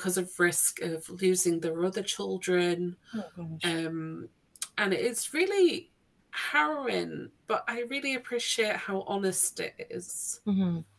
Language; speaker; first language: English; native; English